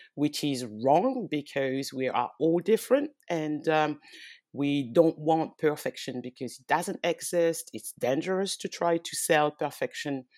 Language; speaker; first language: English; early bilingual, heritage; French